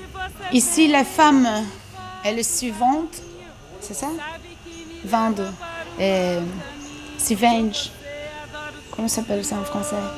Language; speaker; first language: French; non-native, learner; Portuguese